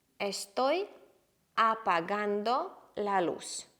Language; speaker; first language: Spanish; non-native, fluent; Ukrainian